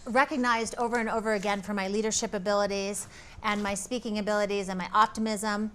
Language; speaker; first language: English; native; English